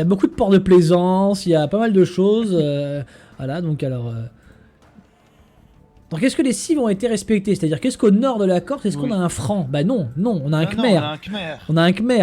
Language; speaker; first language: French; native; French